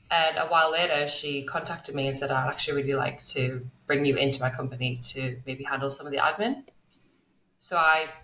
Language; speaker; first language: English; native; English